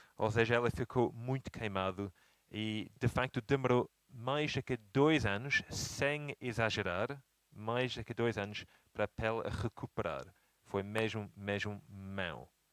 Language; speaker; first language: Portuguese; non-native, fluent; English